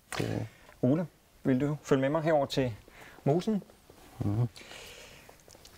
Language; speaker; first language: Danish; native; Danish